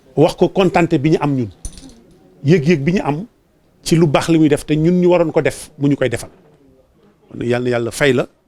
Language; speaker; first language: Wolof; native; Wolof